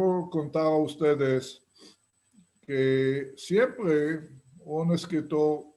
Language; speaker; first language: Spanish; non-native, fluent; Hebrew